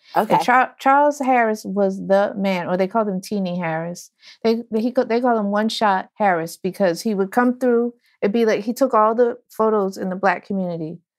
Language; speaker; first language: English; native; English